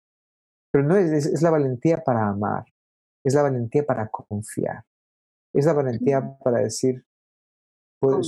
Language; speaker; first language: Spanish; native; Spanish